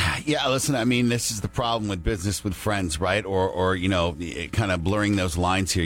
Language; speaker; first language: English; native; English